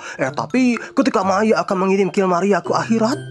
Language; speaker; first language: Indonesian; native; Indonesian